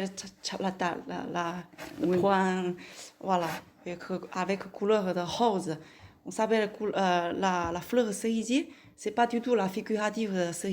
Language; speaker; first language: French; non-native, learner; Chinese